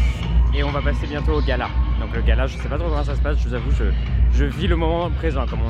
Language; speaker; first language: French; native; French